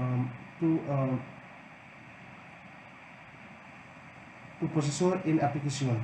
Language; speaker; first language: Spanish; non-native, learner; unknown